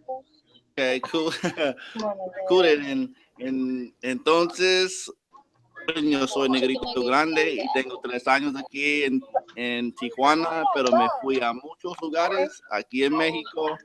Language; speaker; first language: Spanish; non-native, learner; English